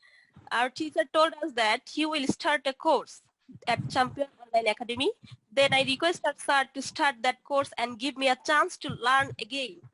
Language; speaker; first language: English; non-native, fluent; Bangla